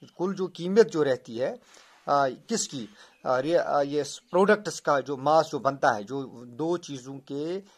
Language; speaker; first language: Urdu; non-native, local second language; Kashmiri